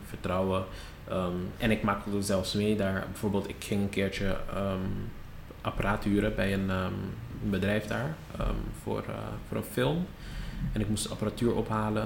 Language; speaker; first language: Dutch; non-native, local second language; Papiamento